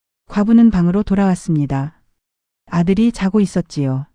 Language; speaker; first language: Korean; native; Korean